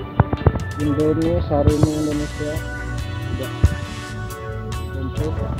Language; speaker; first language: Indonesian; non-native, local second language; Sundanese